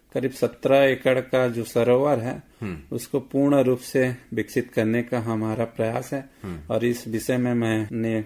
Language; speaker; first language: Hindi; native; Hindi